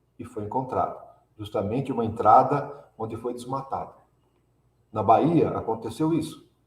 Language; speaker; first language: Portuguese; early bilingual, other home language; Italian